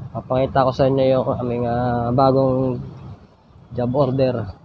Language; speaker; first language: Filipino; native; Filipino